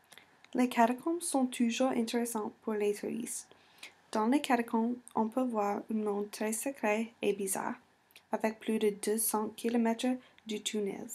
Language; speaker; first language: French; non-native, learner; English